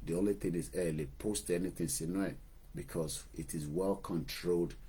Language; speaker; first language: English; non-native, local second language; Yoruba